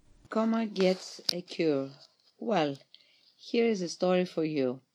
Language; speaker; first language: English; non-native, fluent; Greek